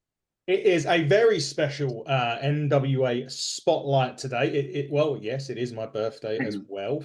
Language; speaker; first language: English; native; English